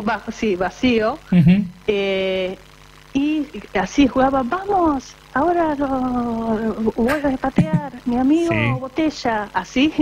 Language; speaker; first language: Spanish; non-native, fluent; Japanese